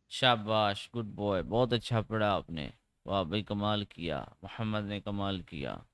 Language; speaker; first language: Urdu; native; Urdu